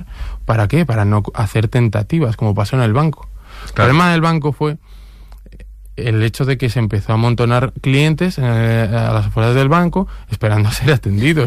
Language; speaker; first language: Spanish; native; Spanish